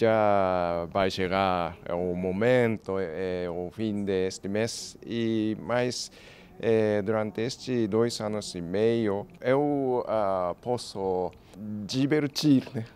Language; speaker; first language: Portuguese; non-native, learner; Japanese